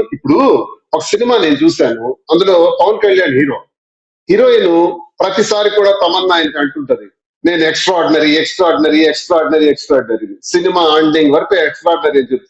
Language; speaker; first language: Telugu; native; Telugu